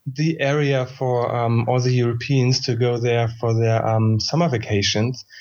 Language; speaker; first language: English; non-native, fluent; German